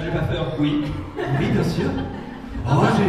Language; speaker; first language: French; native; French